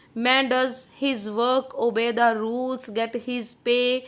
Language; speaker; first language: English; non-native, local second language; Punjabi